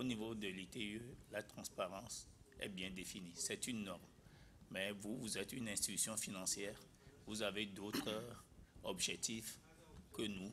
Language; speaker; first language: French; non-native, local second language; Ewe